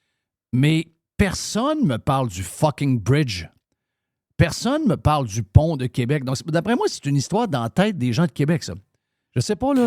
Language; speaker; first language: French; native; French